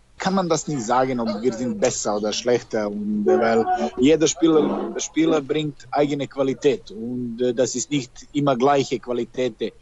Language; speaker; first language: German; non-native, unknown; Serbian